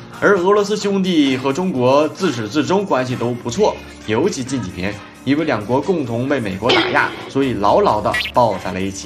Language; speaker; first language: Chinese; native; Chinese